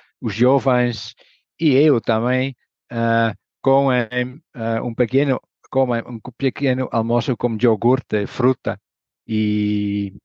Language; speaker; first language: Portuguese; non-native, learner; Dutch